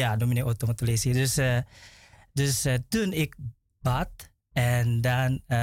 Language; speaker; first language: Dutch; non-native, learner; Indonesian